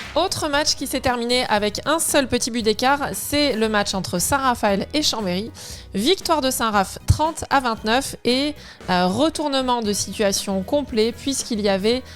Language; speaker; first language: French; native; French